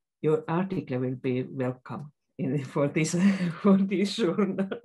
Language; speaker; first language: English; non-native, learner; Estonian